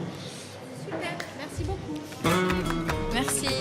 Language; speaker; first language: French; non-native, learner; German